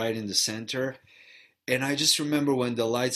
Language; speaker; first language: English; non-native, fluent; Bulgarian